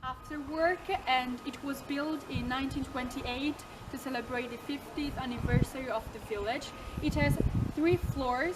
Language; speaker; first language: English; non-native, learner; Italian